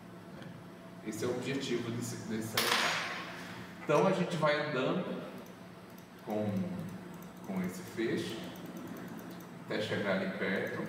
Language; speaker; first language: Portuguese; native; Portuguese